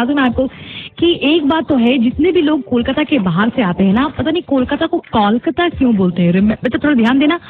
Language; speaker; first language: Hindi; native; Hindi